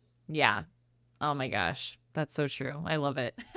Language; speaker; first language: English; native; English